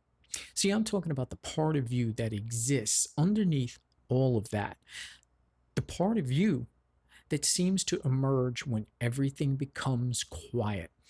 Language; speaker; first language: English; native; English